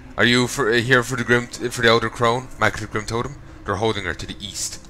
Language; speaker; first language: English; native; English